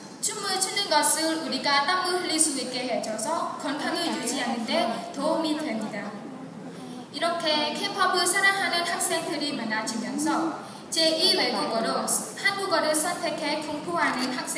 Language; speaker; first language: Korean; non-native, learner; Khmer